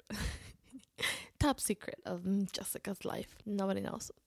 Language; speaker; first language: English; non-native, fluent; Spanish